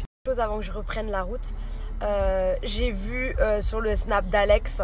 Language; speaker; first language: French; native; French